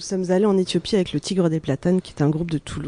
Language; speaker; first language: French; native; French